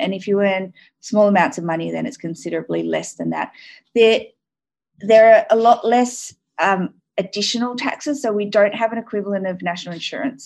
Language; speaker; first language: English; native; English